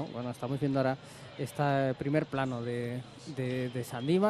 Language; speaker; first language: Spanish; native; Spanish